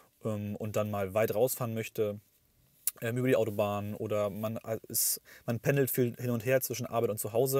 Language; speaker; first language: German; native; German